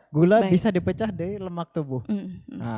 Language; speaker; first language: Indonesian; native; Indonesian